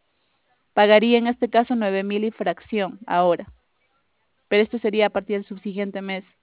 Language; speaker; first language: Spanish; native; Spanish